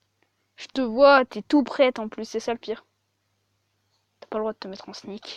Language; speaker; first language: French; native; French